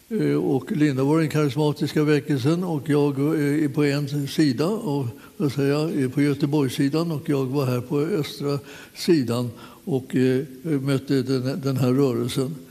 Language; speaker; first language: Swedish; native; Swedish